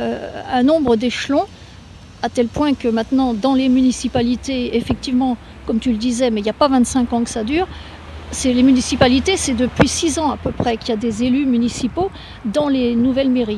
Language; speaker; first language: French; native; French